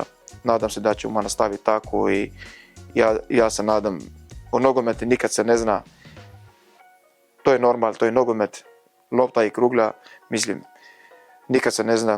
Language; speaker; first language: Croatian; non-native, learner; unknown